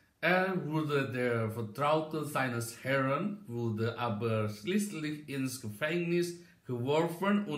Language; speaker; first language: German; non-native, learner; Indonesian